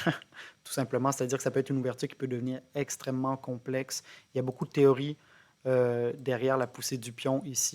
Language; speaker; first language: French; native; French